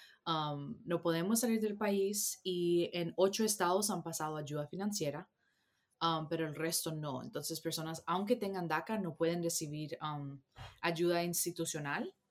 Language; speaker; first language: Spanish; early bilingual, heritage; Spanish